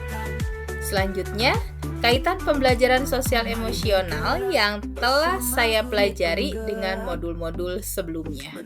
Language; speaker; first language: Indonesian; native; Indonesian